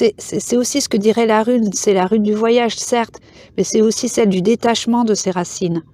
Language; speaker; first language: French; native; French